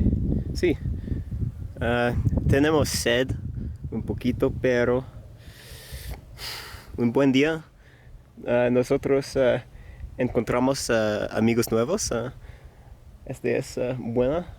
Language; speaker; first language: Spanish; non-native, learner; English